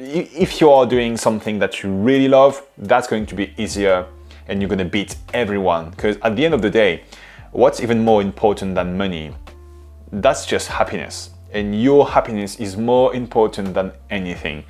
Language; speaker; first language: English; non-native, fluent; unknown